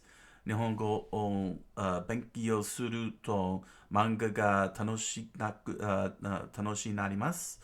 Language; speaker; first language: Japanese; non-native, learner; English